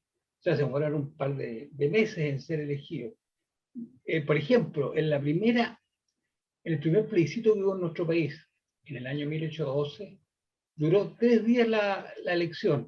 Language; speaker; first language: Spanish; native; Spanish